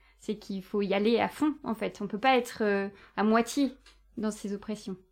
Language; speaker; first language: French; native; French